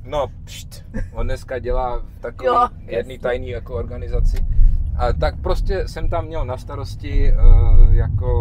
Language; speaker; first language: Czech; native; Czech